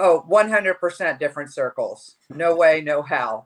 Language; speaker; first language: English; native; English